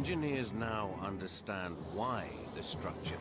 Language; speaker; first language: English; native; English